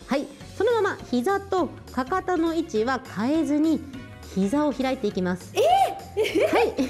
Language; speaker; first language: Japanese; native; Japanese